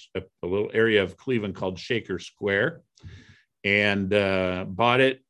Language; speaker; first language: English; native; English